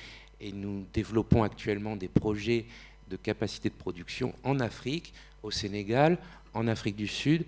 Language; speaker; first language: French; native; French